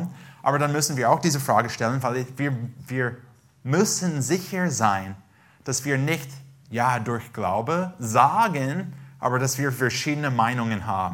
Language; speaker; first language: German; non-native, fluent; English